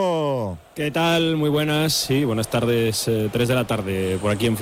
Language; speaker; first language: Spanish; native; Spanish